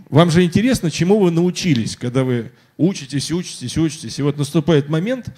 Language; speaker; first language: Russian; native; Russian